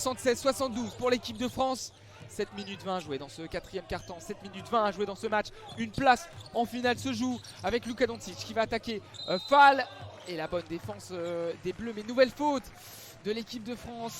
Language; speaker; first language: French; native; French